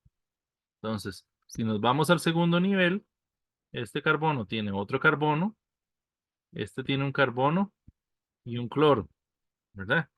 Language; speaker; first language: Spanish; native; Spanish